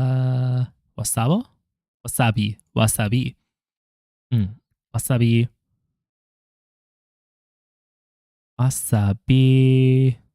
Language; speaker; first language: Japanese; non-native, learner; English